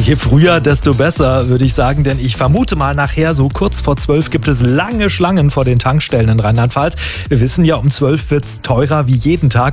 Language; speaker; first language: German; native; German